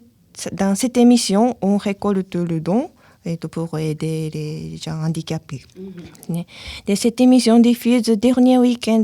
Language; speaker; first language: French; non-native, learner; Japanese